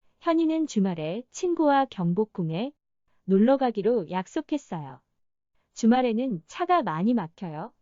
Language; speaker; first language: Korean; non-native, fluent; Chinese